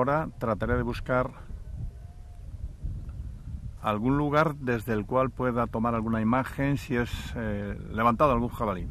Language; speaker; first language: Spanish; native; Spanish